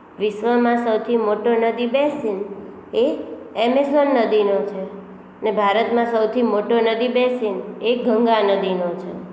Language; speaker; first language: Gujarati; native; Gujarati